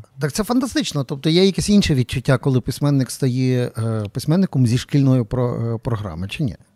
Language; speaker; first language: Ukrainian; native; Ukrainian